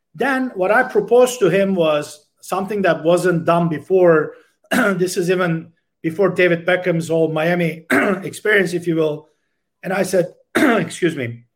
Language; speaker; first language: English; non-native, fluent; Turkish